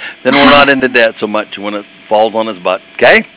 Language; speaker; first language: English; native; English